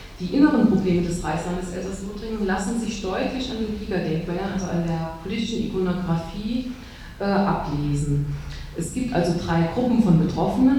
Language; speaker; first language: German; native; German